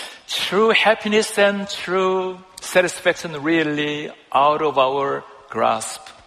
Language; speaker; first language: English; non-native, fluent; Korean